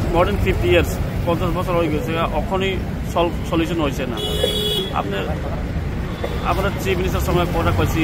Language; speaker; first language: Bangla; non-native, local second language; Kok Borok